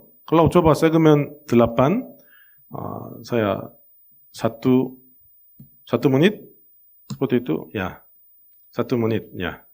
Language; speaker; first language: Indonesian; non-native, fluent; Korean